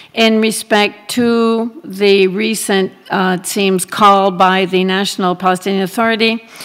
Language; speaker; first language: English; non-native, fluent; Spanish